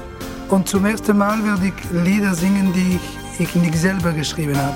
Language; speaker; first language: German; non-native, learner; French